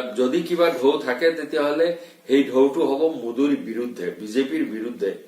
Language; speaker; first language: Assamese; non-native, local second language; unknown